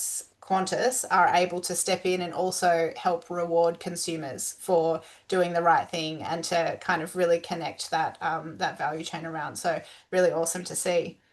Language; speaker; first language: English; native; English